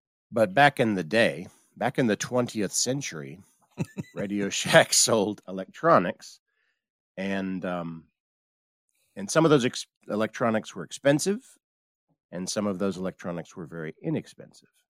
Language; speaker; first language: English; native; English